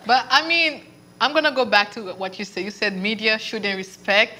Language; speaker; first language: English; native; English